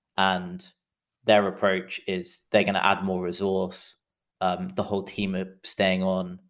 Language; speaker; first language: English; native; English